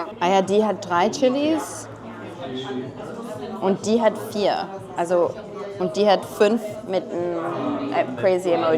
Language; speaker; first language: German; non-native, fluent; French